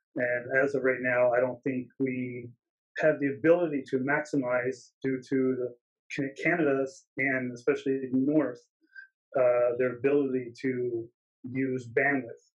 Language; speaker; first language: English; native; English